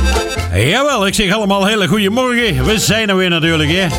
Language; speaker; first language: Dutch; native; Dutch